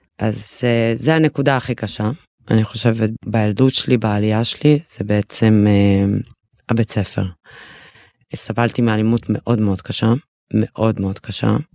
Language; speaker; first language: Hebrew; early bilingual, other home language; Russian